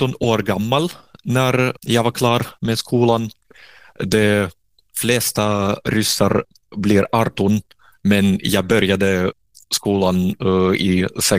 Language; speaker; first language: Swedish; non-native, fluent; Russian